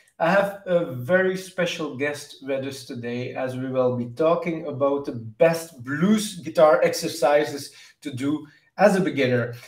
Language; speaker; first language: English; non-native, fluent; Dutch